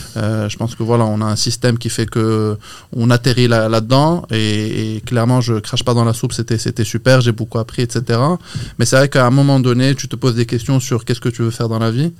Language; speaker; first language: French; non-native, local second language; Arabic